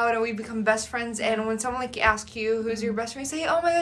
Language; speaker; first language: English; non-native, fluent; Arabic